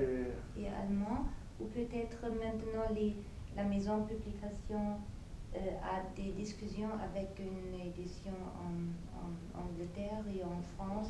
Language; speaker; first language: French; non-native, fluent; German